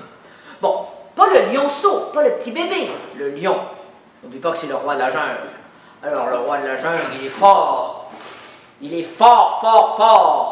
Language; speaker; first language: French; native; French